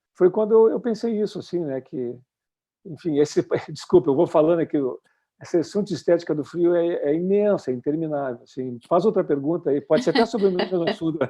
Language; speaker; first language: Portuguese; native; Portuguese